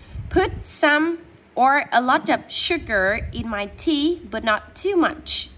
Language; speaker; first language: English; non-native, fluent; Vietnamese